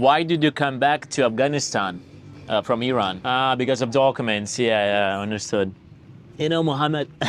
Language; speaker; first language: English; non-native, learner; Lithuanian